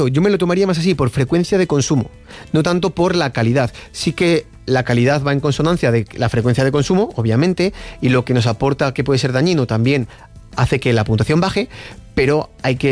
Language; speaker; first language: Spanish; native; Spanish